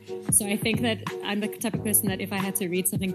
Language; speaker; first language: English; native; English